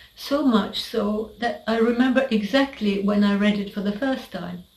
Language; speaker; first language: English; non-native, fluent; French